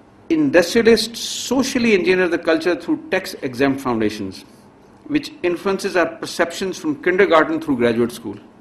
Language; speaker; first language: English; non-native, local second language; Urdu